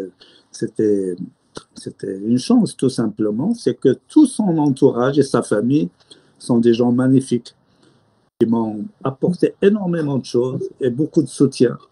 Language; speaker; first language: French; non-native, local second language; Arabic